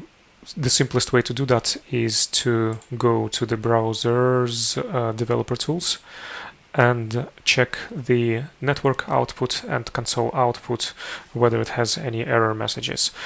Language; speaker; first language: English; non-native, fluent; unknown